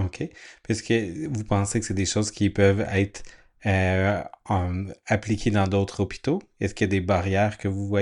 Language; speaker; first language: French; native; French